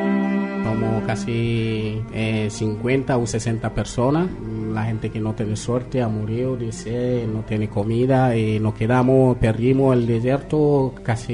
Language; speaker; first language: Spanish; non-native, learner; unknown